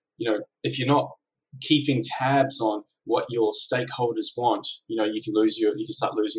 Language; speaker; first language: English; native; English